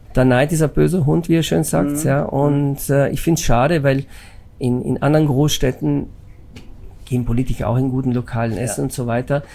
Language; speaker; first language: German; non-native, fluent; Italian